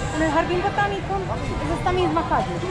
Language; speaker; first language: Spanish; native; Spanish